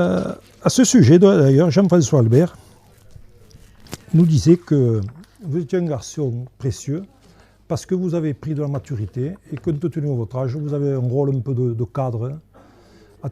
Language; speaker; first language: French; native; French